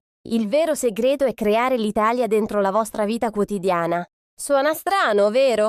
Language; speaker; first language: Italian; non-native, fluent; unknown